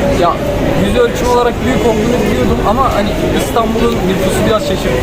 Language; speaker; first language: Turkish; native; Turkish